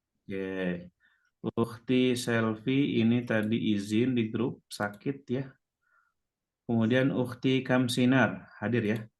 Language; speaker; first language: Indonesian; native; Indonesian